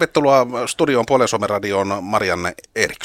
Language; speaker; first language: Finnish; native; Finnish